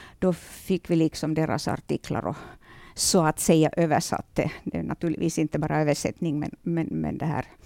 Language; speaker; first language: Swedish; native; Swedish